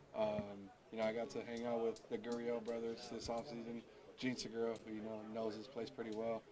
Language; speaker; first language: English; early bilingual, other home language; Spanish